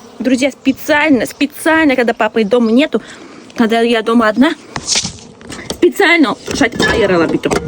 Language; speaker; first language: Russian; non-native, local second language; Bashkir